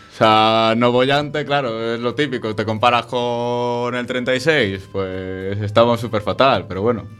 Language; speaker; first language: Spanish; native; Spanish